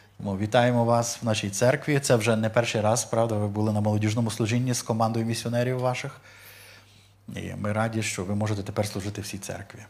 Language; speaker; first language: Ukrainian; native; Ukrainian